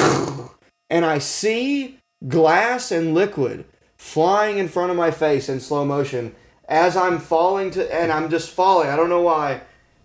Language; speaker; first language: English; native; English